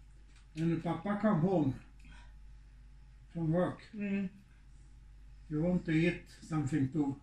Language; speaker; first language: English; non-native, learner; Swedish